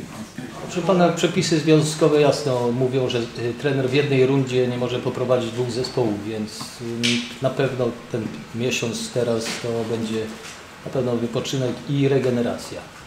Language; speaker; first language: Polish; native; Polish